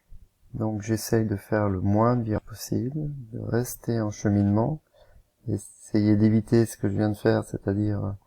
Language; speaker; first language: French; native; French